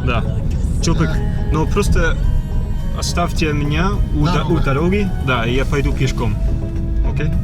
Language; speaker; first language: Russian; non-native, learner; English